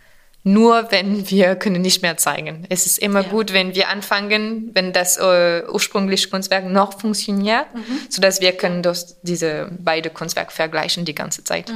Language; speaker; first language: German; non-native, fluent; French